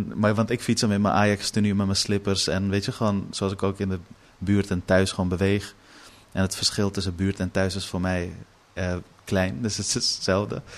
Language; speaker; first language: Dutch; early bilingual, other home language; Persian